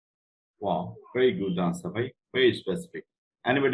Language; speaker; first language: English; non-native, fluent; Bangla